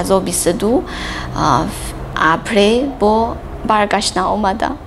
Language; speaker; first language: Persian; non-native, learner; Chinese